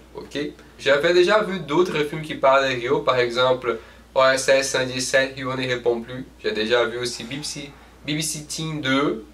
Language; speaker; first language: French; non-native, fluent; Portuguese